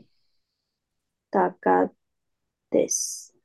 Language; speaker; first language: Japanese; non-native, learner; Chinese